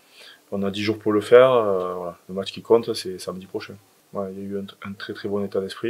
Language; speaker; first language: French; native; French